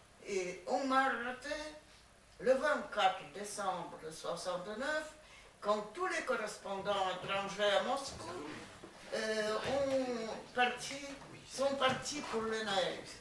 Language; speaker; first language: French; non-native, fluent; Russian